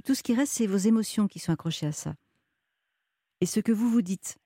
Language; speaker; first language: French; native; French